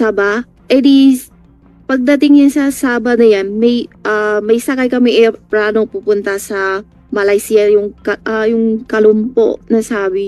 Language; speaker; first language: Filipino; non-native, learner; Chinese